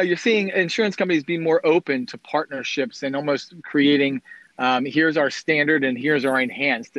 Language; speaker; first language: English; native; English